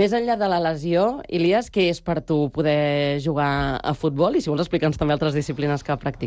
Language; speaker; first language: Catalan; native; Catalan